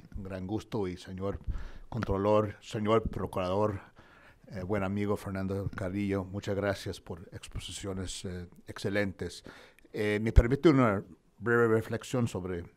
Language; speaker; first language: Spanish; non-native, fluent; English